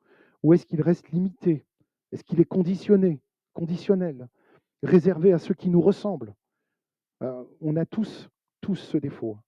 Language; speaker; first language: French; native; French